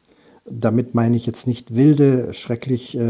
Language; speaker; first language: German; native; German